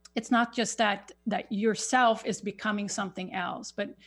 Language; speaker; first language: English; non-native, fluent; Swedish